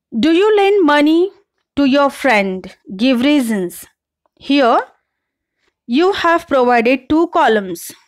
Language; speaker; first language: English; non-native, local second language; Marathi